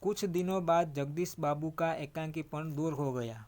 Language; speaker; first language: Hindi; non-native, local second language; Gujarati